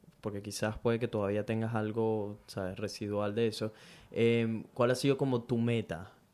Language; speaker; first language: Spanish; native; Spanish